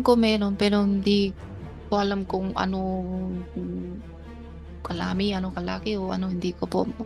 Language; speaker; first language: Filipino; non-native, learner; Chinese